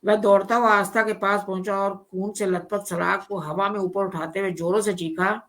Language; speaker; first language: Hindi; non-native, local second language; Punjabi